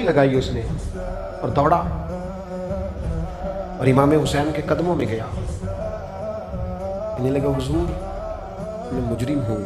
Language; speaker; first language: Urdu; non-native, local second language; Punjabi